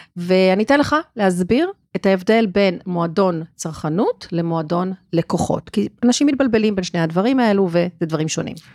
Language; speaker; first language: Hebrew; non-native, fluent; English